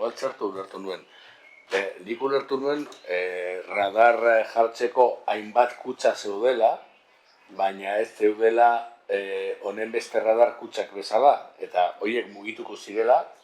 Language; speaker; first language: Basque; native; Basque